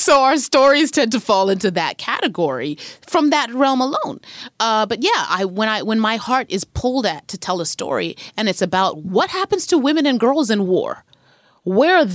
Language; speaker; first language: English; native; English